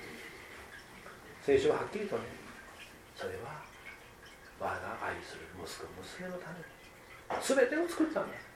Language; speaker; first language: Japanese; native; Japanese